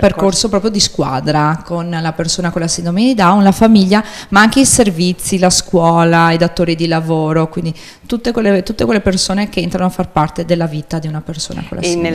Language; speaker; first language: Italian; native; Italian